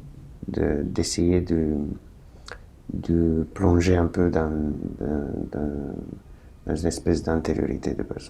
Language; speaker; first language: French; non-native, fluent; Romanian